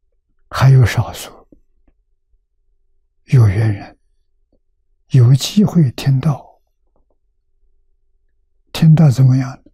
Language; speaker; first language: Chinese; native; Chinese